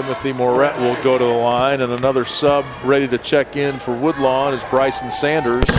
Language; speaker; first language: English; native; English